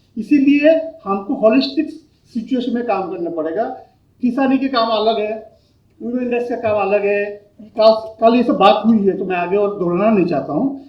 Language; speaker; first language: Hindi; non-native, local second language; Bangla